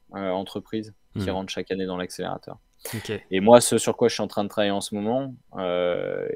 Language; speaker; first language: French; native; French